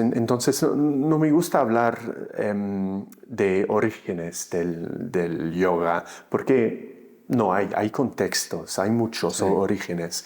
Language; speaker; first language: Spanish; non-native, fluent; English